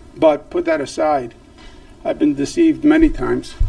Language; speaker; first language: English; native; English